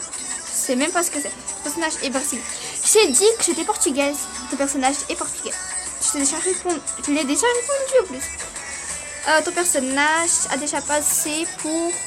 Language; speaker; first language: French; early bilingual, other home language; Portuguese